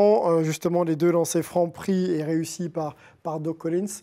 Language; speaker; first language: French; native; French